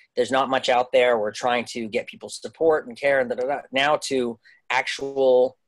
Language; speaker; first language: English; native; English